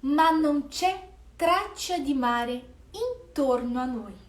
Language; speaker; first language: Italian; non-native, fluent; Portuguese